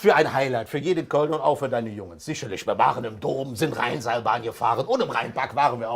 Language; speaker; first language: German; native; German